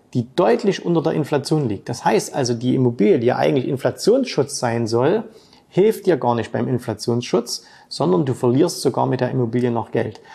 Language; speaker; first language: German; native; German